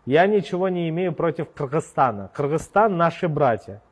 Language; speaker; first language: Russian; native; Russian